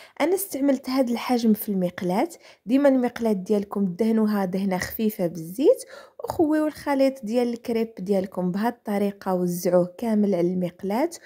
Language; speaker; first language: Arabic; native; Arabic